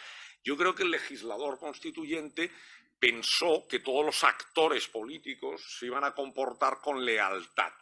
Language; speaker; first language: Spanish; native; Spanish